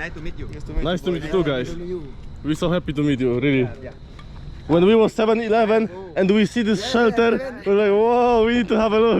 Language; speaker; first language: English; non-native, learner; Polish